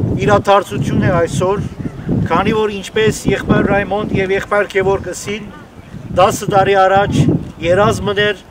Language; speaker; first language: Armenian; early bilingual, heritage; Armenian